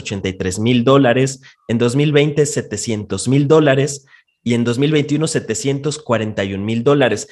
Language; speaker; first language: Spanish; native; Spanish